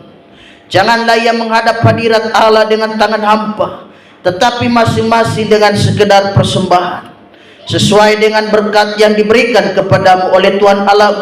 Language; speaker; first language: Indonesian; native; Indonesian